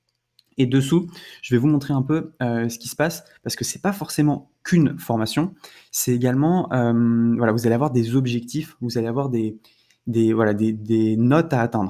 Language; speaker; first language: French; native; French